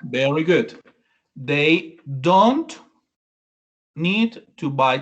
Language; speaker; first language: English; non-native, learner; Spanish